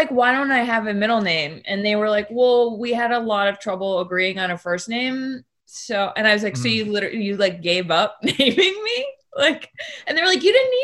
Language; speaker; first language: English; native; English